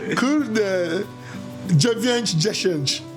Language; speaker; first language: Polish; non-native, learner; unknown